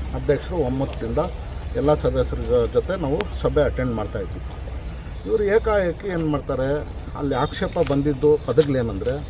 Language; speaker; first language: Kannada; non-native, local second language; Urdu